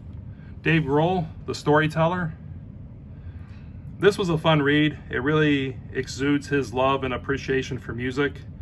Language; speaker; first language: English; native; English